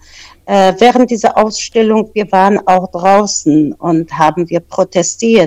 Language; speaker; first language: German; non-native, fluent; Persian